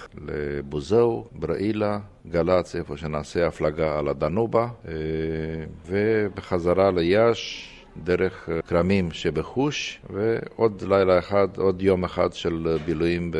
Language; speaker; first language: Hebrew; non-native, fluent; Romanian